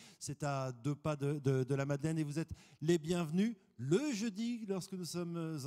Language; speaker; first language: French; native; French